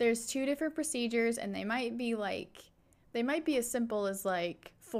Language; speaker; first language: English; native; English